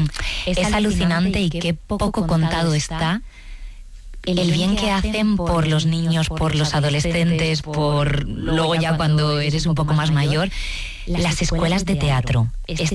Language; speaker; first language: Spanish; native; Spanish